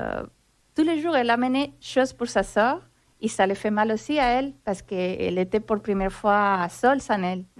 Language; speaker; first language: French; non-native, fluent; Spanish